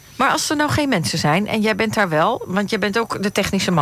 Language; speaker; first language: Dutch; native; Dutch